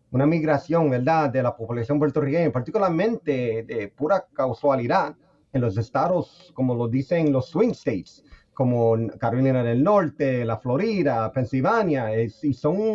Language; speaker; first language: Spanish; early bilingual, heritage; Spanish